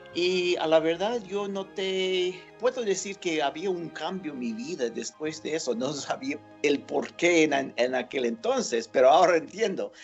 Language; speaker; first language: Spanish; non-native, fluent; English